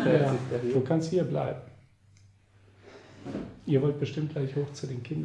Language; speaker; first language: German; native; German